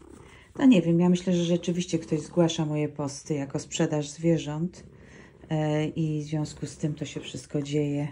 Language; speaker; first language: Polish; native; Polish